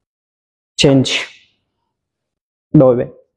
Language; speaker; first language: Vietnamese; non-native, learner; Hindi